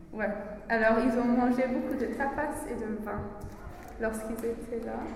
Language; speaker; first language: French; non-native, learner; English